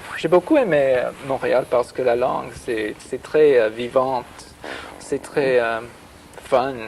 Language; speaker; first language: French; non-native, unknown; English